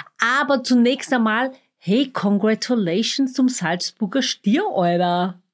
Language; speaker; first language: German; native; German